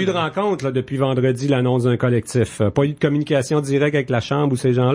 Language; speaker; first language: French; native; French